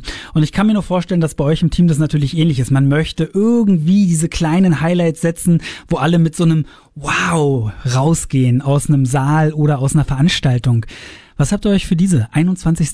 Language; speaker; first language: German; native; German